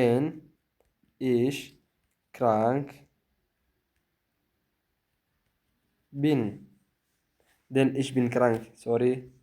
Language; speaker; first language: German; non-native, fluent; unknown